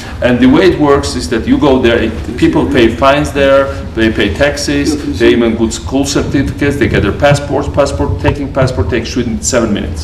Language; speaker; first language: English; non-native, fluent; Georgian